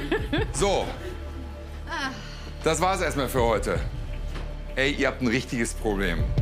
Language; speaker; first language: German; native; German